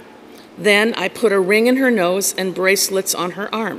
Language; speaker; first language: English; native; English